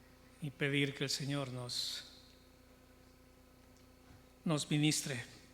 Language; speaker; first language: Spanish; native; Spanish